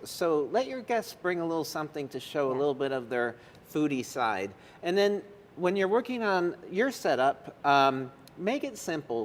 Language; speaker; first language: English; native; English